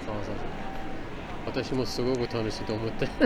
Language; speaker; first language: Japanese; non-native, fluent; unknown